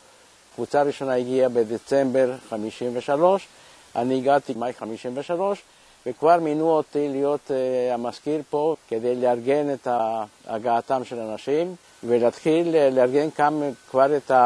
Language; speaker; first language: Hebrew; non-native, fluent; Spanish